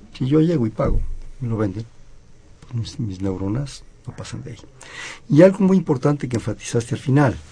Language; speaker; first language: Spanish; native; Spanish